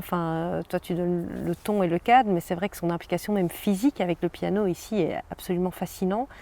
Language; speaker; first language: French; native; French